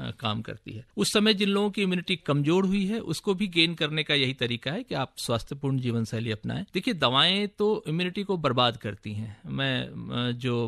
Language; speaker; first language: Hindi; native; Hindi